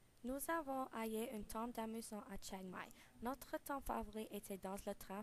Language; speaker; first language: French; non-native, learner; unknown